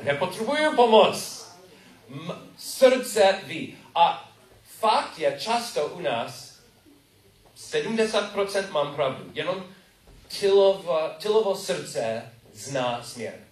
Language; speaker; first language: Czech; non-native, learner; English